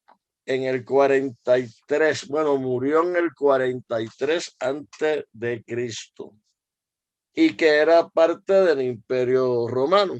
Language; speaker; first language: Spanish; native; Spanish